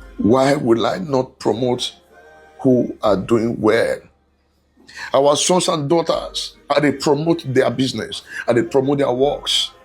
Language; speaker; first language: Nigerian Pidgin; non-native, local second language; Bini